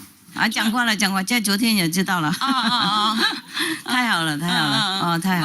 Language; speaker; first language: Chinese; non-native, fluent; Vietnamese